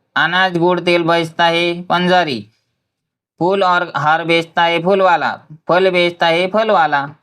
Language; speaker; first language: Hindi; non-native, local second language; Marathi